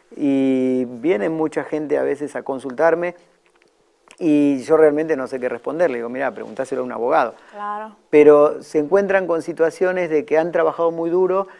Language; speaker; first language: Spanish; native; Spanish